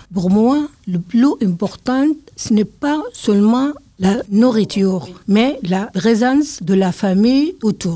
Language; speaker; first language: French; non-native, learner; Arabic